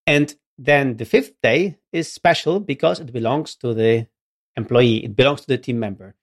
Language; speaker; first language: English; non-native, fluent; Polish